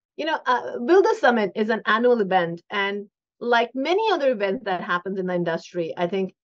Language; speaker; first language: English; non-native, local second language; Hindi